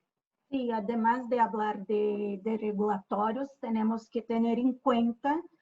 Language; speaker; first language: Spanish; non-native, fluent; Portuguese